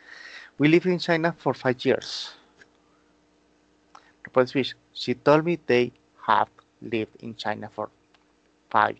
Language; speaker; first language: English; non-native, fluent; Spanish